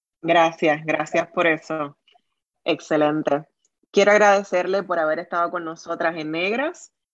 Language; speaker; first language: Spanish; native; Spanish